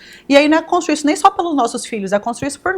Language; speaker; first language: Portuguese; native; Portuguese